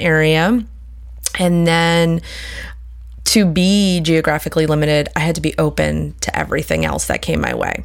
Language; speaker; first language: English; native; English